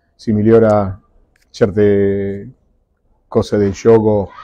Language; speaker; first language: Italian; non-native, fluent; Spanish